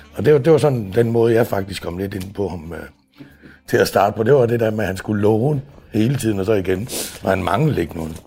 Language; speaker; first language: Danish; native; Danish